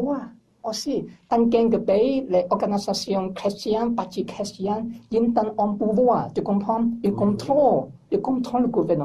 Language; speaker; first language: French; non-native, learner; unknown